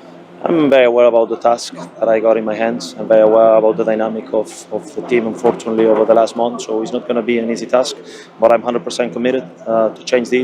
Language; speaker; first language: English; non-native, fluent; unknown